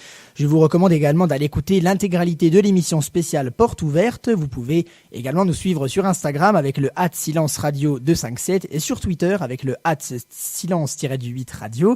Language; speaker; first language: French; native; French